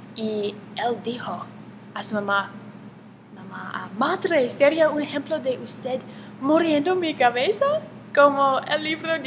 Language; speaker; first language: Spanish; non-native, learner; English